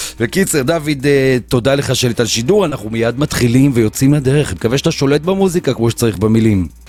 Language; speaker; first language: Hebrew; native; Hebrew